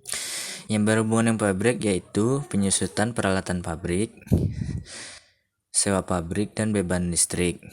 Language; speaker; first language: Indonesian; native; Indonesian